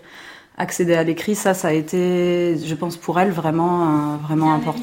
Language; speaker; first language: French; native; French